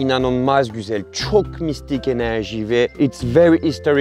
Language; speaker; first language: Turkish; non-native, learner; French